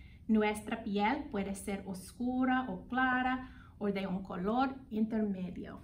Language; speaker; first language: Spanish; non-native, fluent; English